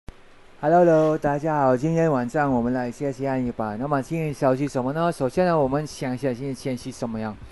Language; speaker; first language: Chinese; non-native, fluent; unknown